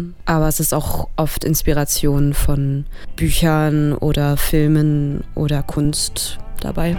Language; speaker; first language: German; native; German